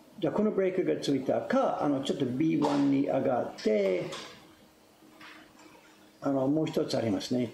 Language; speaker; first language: Japanese; non-native, fluent; English